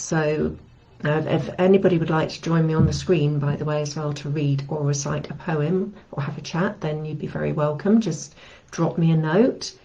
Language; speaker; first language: English; native; English